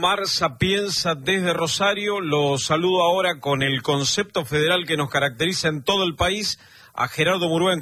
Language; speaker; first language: Spanish; native; Spanish